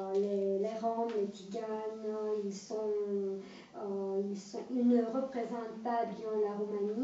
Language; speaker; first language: French; non-native, fluent; Romanian